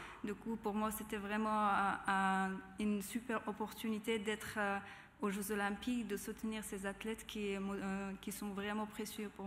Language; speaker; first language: French; non-native, fluent; Persian